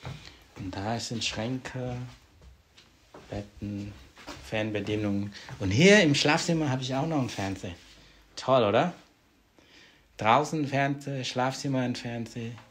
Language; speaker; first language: German; non-native, fluent; Vietnamese